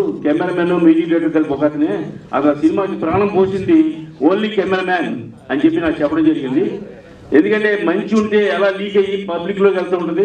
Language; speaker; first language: Telugu; native; Telugu